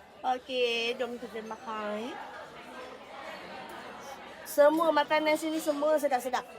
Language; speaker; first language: Malay; native; Malay